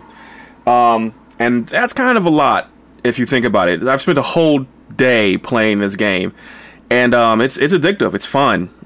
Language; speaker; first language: English; native; English